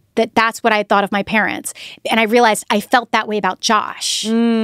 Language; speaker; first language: English; native; English